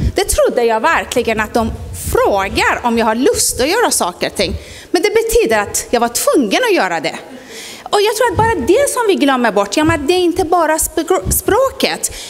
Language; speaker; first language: Swedish; non-native, fluent; Persian